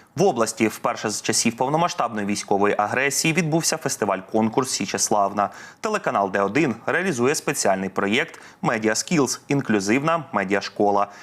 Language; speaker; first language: Ukrainian; native; Ukrainian